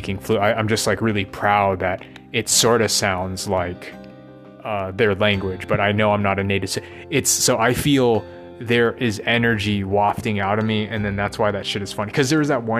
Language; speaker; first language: English; native; English